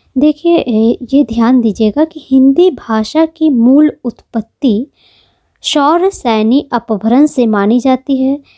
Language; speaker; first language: Hindi; native; Hindi